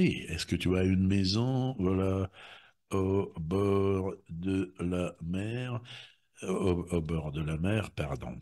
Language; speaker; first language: French; non-native, fluent; Russian